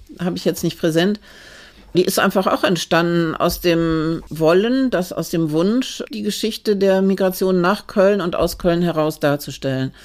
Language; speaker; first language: German; native; German